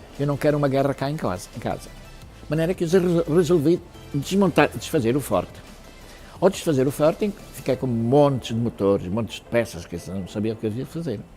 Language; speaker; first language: Portuguese; early bilingual, other home language; Italian